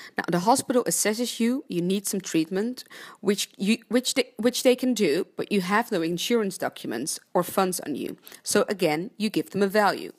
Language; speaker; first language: English; non-native, fluent; Dutch